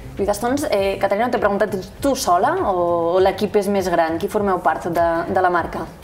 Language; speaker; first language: Catalan; native; Catalan